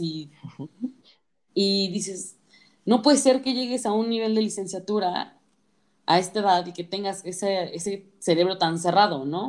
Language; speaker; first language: Spanish; native; Spanish